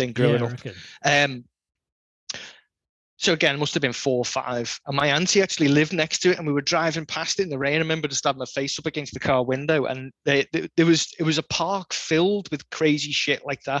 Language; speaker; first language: English; native; English